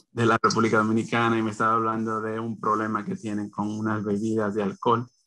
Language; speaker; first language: Spanish; native; Spanish